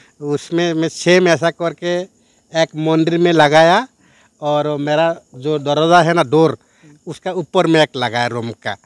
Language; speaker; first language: Hindi; non-native, learner; Bangla